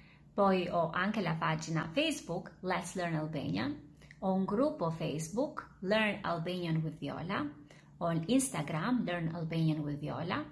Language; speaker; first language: Italian; non-native, fluent; Albanian